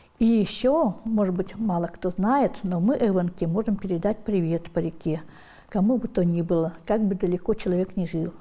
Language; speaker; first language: Russian; non-native, local second language; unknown